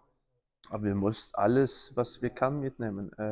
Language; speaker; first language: German; non-native, learner; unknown